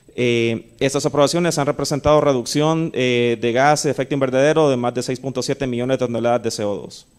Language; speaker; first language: Spanish; native; Spanish